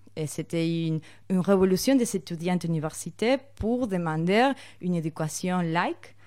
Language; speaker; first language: French; non-native, fluent; Spanish